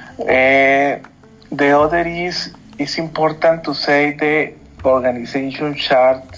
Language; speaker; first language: English; non-native, learner; Spanish